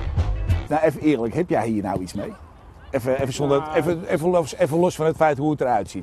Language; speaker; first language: Dutch; native; Dutch